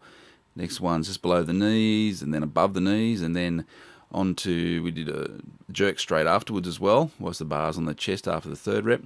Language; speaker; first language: English; native; English